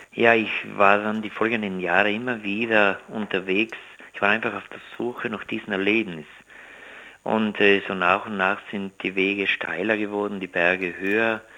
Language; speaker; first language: German; native; German